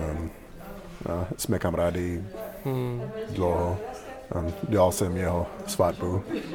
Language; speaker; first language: Czech; non-native, learner; English